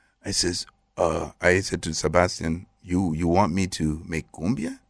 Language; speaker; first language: English; native; English